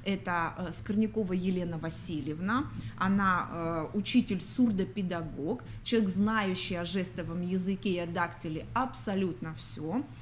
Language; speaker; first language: Russian; native; Russian